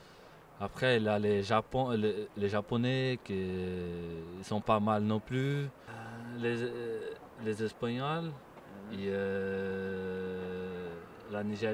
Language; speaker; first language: French; non-native, fluent; Portuguese